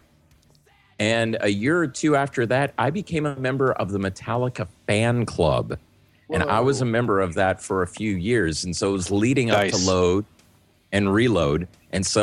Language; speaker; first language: English; native; English